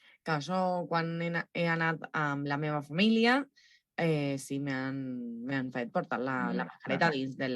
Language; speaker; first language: Catalan; non-native, local second language; Spanish